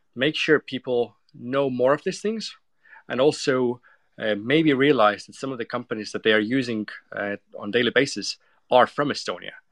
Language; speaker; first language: English; non-native, fluent; Estonian